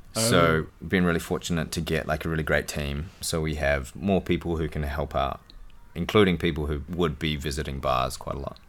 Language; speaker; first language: English; native; English